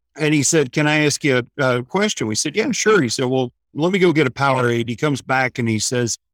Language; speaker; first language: English; native; English